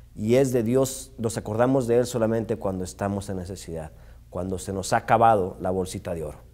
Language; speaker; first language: Spanish; native; Spanish